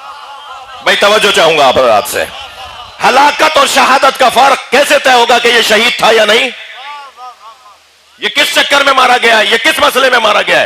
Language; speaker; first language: Urdu; native; Urdu